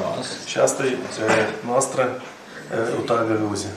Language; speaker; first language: Romanian; non-native, learner; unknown